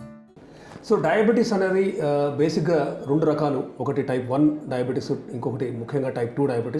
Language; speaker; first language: Telugu; native; Telugu